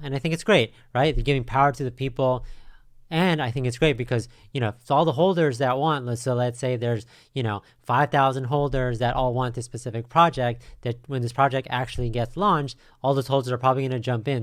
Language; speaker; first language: English; native; English